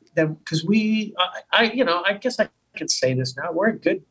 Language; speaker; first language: English; native; English